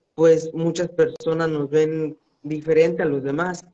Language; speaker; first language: Spanish; native; Spanish